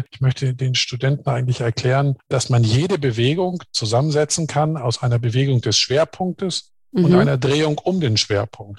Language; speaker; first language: German; native; German